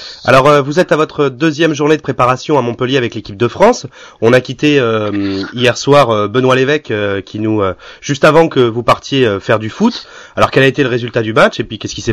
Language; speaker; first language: French; native; French